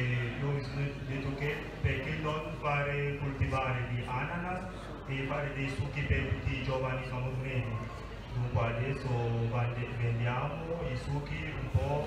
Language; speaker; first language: Italian; non-native, fluent; French